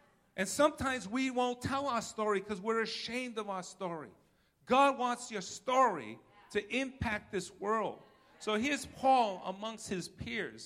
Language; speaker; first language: English; native; English